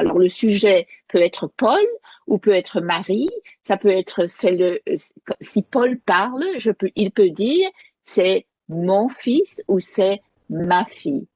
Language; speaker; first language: French; native; French